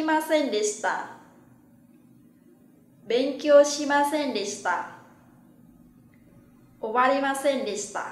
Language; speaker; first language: Japanese; non-native, fluent; Vietnamese